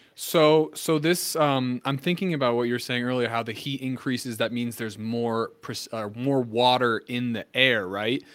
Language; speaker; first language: English; native; English